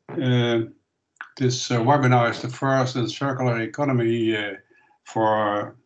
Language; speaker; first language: English; non-native, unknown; Dutch